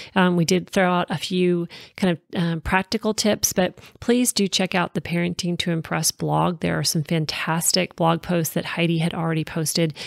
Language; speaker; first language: English; native; English